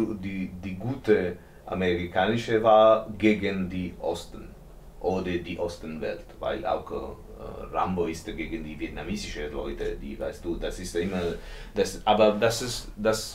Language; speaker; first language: German; non-native, learner; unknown